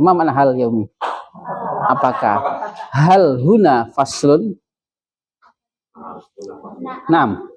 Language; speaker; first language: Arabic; non-native, fluent; Indonesian